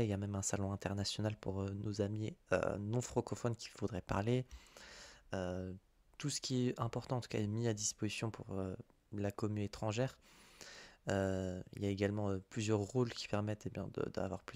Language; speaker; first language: French; native; French